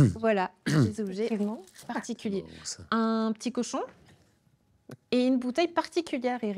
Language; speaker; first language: French; native; French